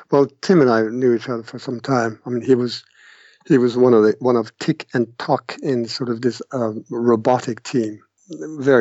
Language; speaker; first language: English; non-native, fluent; Norwegian